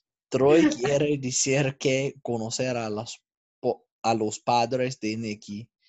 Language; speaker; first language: Spanish; non-native, learner; English